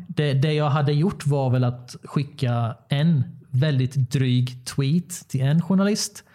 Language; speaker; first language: Swedish; early bilingual, other home language; Bosnian